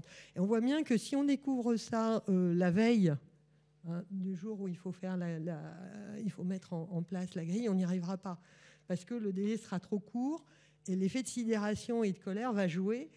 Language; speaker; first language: French; native; French